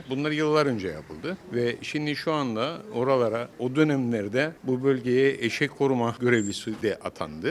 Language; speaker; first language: Turkish; native; Turkish